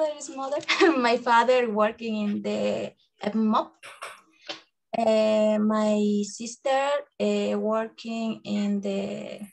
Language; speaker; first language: English; non-native, learner; Spanish